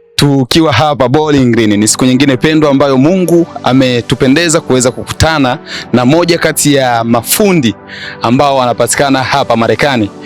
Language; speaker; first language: Swahili; native; Swahili